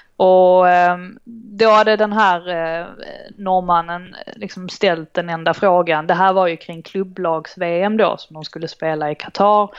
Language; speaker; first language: Swedish; native; Swedish